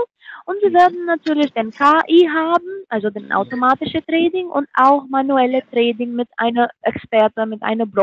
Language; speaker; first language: German; non-native, fluent; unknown